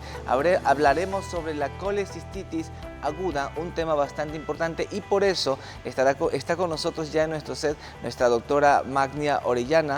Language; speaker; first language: Spanish; native; Spanish